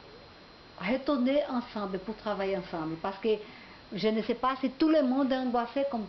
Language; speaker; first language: French; non-native, learner; Portuguese